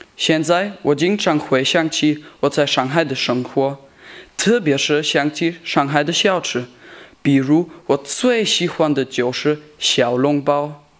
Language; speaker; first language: Chinese; non-native, learner; German